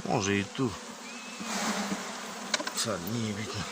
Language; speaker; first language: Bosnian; non-native, learner; Russian